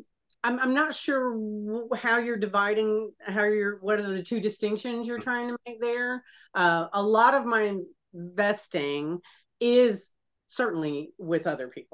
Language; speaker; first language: English; native; English